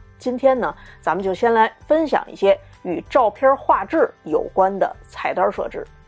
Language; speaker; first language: Chinese; native; Chinese